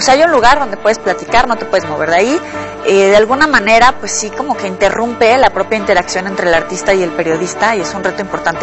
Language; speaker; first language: Spanish; native; Spanish